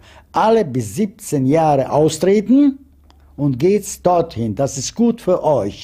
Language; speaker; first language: German; non-native, fluent; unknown